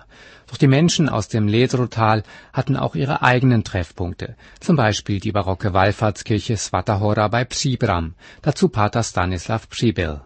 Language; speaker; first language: German; native; German